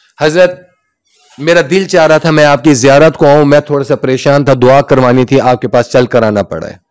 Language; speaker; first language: Urdu; non-native, local second language; Punjabi